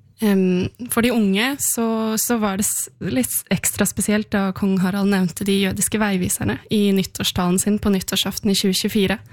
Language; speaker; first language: Norwegian; native; Norwegian